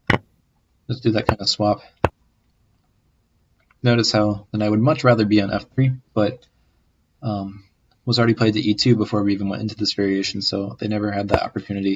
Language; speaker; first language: English; native; English